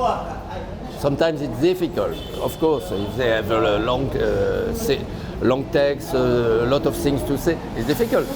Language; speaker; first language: English; non-native, fluent; French